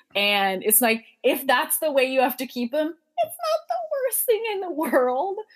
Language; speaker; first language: English; native; English